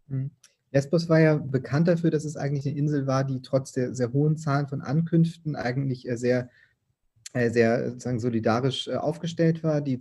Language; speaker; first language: German; native; German